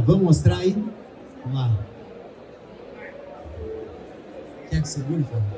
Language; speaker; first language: Portuguese; native; Portuguese